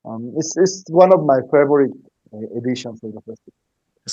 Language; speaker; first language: English; non-native, learner; Spanish